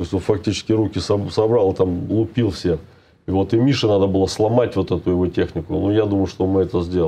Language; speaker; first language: Russian; native; Russian